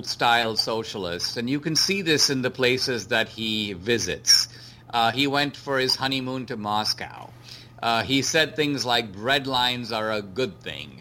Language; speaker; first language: English; non-native, local second language; Konkani